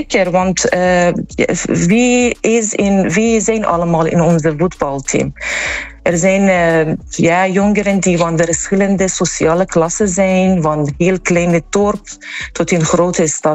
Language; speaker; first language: Dutch; non-native, learner; Persian